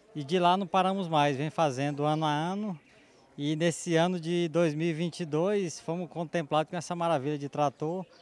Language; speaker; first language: Portuguese; native; Portuguese